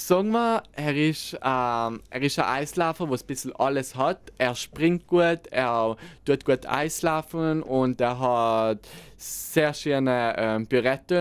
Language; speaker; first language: German; non-native, local second language; Italian